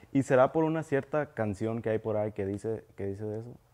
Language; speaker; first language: Spanish; early bilingual, heritage; Spanish